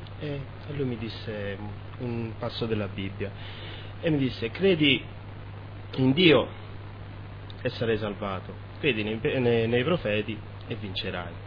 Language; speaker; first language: Italian; native; Italian